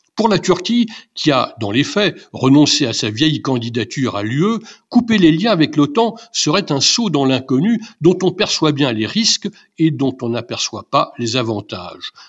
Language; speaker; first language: French; native; French